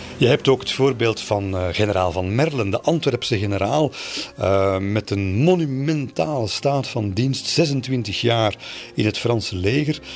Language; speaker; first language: Dutch; native; Dutch